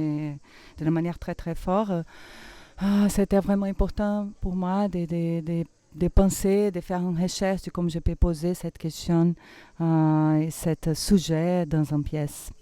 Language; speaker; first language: French; non-native, fluent; Portuguese